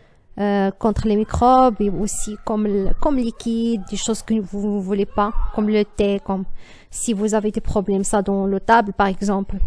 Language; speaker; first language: French; non-native, learner; Arabic